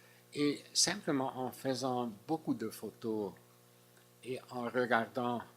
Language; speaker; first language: French; non-native, fluent; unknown